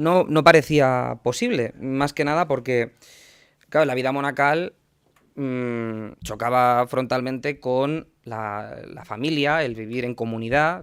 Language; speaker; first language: Spanish; native; Spanish